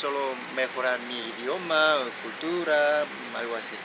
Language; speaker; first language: Spanish; non-native, fluent; Korean